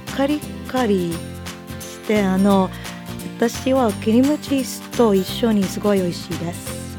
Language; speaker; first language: Japanese; non-native, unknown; English